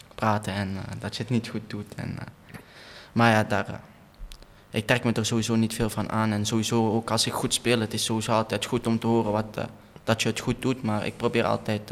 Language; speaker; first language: Dutch; native; Dutch